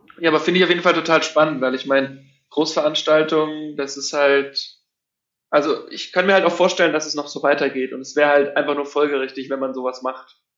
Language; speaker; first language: German; native; German